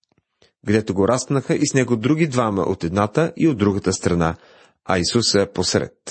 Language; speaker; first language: Bulgarian; native; Bulgarian